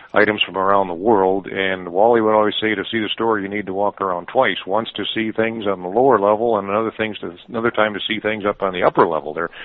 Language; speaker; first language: English; early bilingual, other home language; German